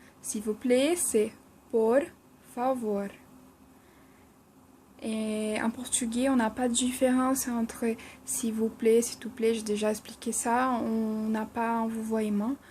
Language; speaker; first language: French; non-native, fluent; Portuguese